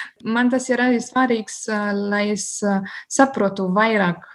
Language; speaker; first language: Latvian; non-native, learner; German